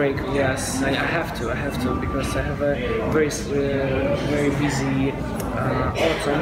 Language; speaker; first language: English; non-native, fluent; Russian